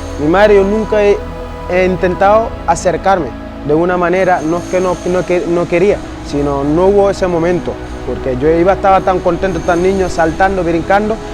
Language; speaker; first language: Spanish; non-native, fluent; Wolof